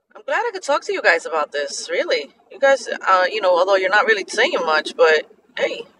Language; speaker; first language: English; early bilingual, other home language; Spanish